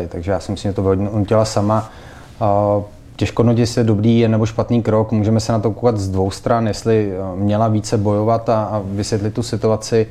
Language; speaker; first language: Czech; native; Czech